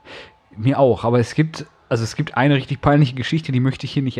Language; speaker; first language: German; native; German